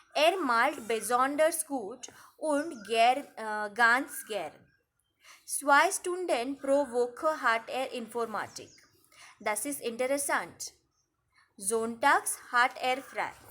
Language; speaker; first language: German; non-native, fluent; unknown